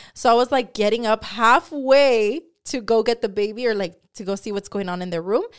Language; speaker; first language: English; early bilingual, other home language; Spanish